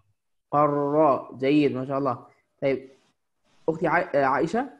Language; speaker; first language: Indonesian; non-native, fluent; Arabic